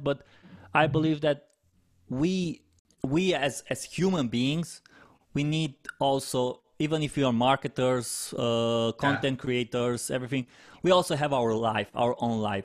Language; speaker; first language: English; non-native, fluent; Romanian